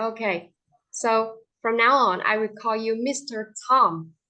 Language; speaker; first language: English; non-native, fluent; Vietnamese